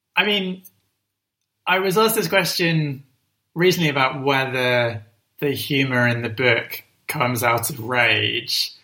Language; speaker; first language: English; native; English